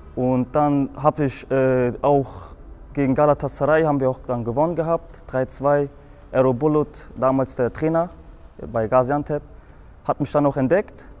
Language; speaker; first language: German; native; German